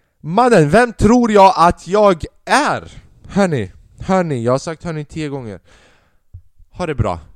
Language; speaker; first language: Swedish; early bilingual, other home language; Albanian